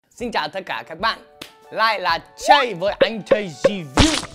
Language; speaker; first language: Vietnamese; non-native, fluent; English